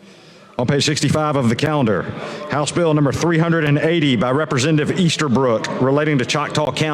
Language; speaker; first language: English; native; English